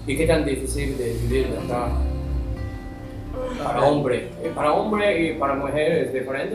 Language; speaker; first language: Spanish; non-native, learner; Japanese